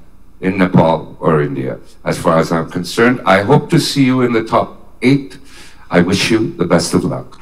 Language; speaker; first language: English; non-native, fluent; Nepali